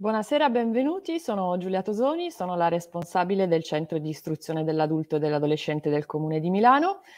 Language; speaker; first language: Italian; native; Italian